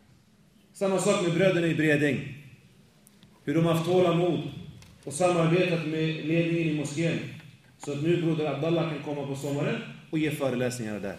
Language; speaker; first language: Swedish; native; Swedish